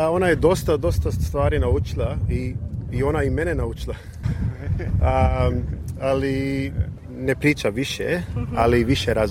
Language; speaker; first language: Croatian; early bilingual, heritage; English